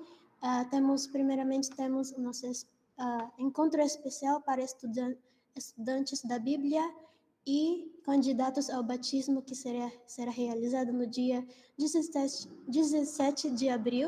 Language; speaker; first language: Portuguese; early bilingual, other home language; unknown